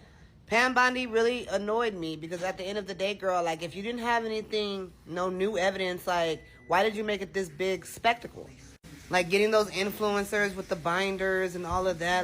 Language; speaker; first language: English; native; English